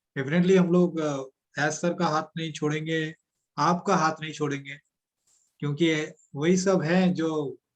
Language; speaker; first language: Hindi; non-native, local second language; Bangla